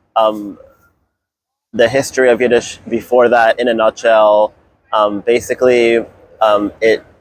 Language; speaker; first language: English; native; English